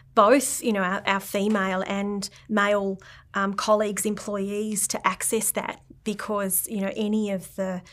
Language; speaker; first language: English; native; English